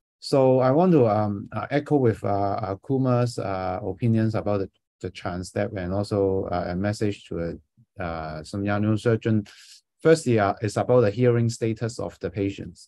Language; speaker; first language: English; non-native, fluent; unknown